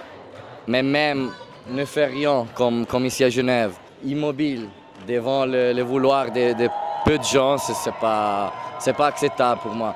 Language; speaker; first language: French; non-native, fluent; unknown